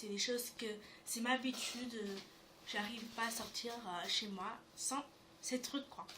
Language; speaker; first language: French; native; French